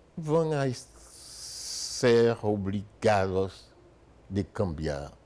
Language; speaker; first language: Spanish; non-native, fluent; Haitian Creole